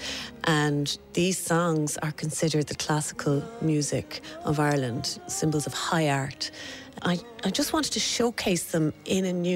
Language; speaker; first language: English; native; English